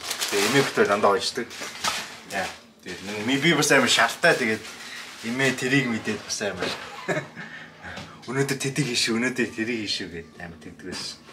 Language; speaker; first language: Mongolian; early bilingual, heritage; Mongolian